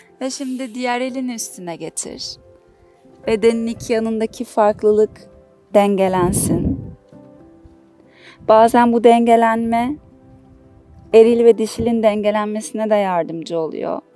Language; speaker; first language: Turkish; native; Turkish